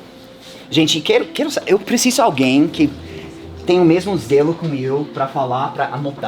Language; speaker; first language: Portuguese; non-native, fluent; English